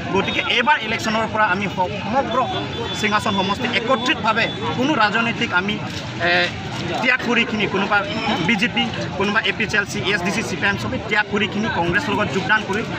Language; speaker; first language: Assamese; non-native, local second language; Karbi